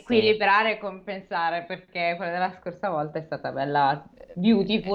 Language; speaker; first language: Italian; native; Italian